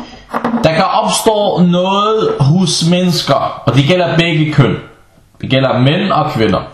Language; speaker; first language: Danish; early bilingual, other home language; Arabic